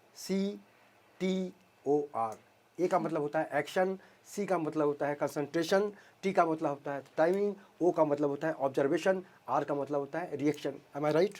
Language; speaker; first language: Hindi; native; Hindi